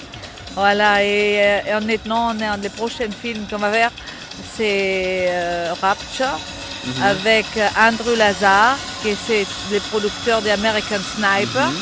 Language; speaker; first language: French; non-native, fluent; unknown